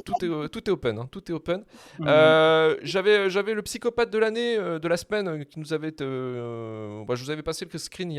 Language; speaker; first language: French; native; French